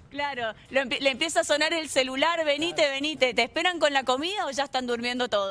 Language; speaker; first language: Spanish; native; Spanish